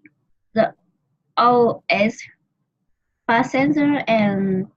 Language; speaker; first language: English; non-native, learner; Vietnamese